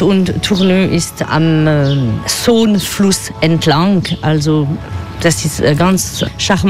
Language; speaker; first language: German; non-native, fluent; French